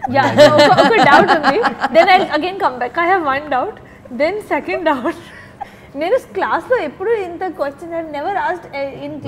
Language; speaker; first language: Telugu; non-native, learner; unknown